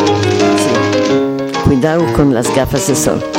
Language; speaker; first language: Spanish; non-native, learner; French